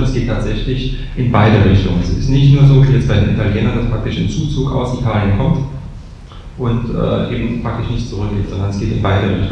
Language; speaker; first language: German; native; German